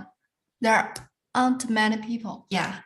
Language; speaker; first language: English; non-native, learner; Chinese